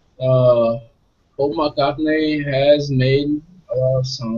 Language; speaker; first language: English; non-native, fluent; Portuguese